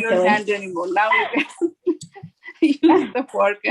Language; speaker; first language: English; non-native, fluent; Bangla